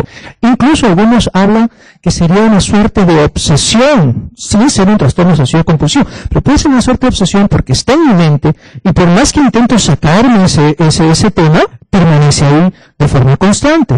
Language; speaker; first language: Spanish; native; Spanish